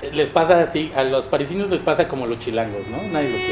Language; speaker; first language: Spanish; native; Spanish